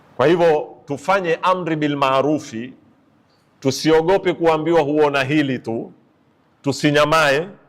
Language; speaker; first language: Swahili; native; Swahili